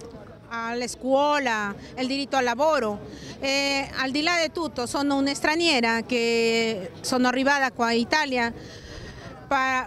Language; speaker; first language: Italian; non-native, fluent; Spanish